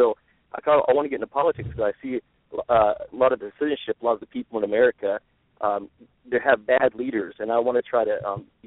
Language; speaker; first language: English; native; English